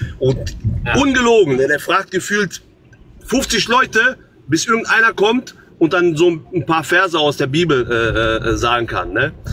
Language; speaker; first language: German; early bilingual, other home language; Croatian